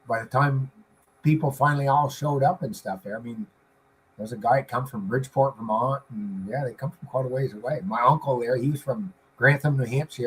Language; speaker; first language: English; native; English